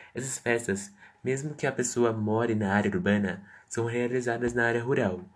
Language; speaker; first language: Portuguese; non-native, fluent; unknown